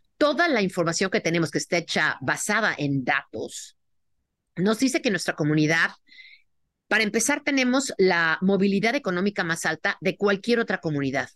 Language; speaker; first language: Spanish; native; Spanish